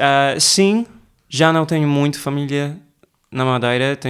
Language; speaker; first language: Portuguese; early bilingual, heritage; Portuguese